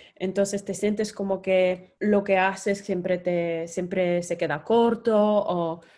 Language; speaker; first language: Spanish; non-native, fluent; Polish